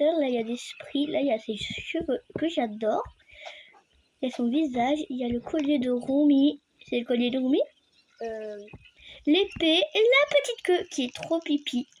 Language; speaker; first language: French; native; French